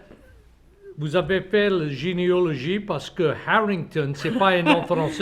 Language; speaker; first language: French; native; French